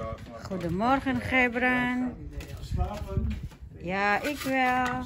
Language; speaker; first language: Dutch; non-native, learner; Indonesian